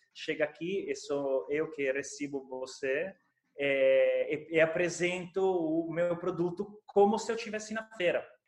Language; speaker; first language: Portuguese; non-native, fluent; Italian